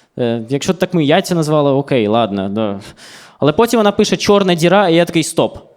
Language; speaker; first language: Ukrainian; non-native, local second language; Russian